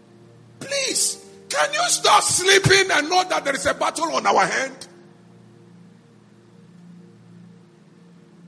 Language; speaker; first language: English; non-native, local second language; Akan